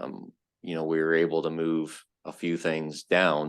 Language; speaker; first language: English; native; English